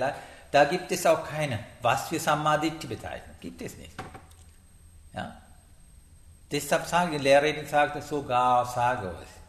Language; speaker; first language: German; non-native, learner; Sinhala